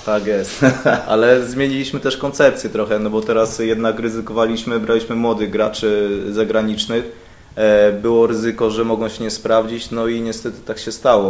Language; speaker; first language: Polish; native; Polish